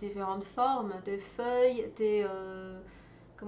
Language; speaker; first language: French; non-native, fluent; Chinese